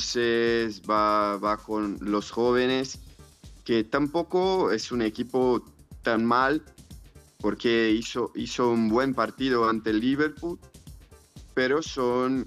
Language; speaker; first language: Spanish; non-native, fluent; Portuguese